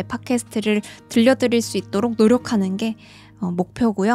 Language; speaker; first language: Korean; native; Korean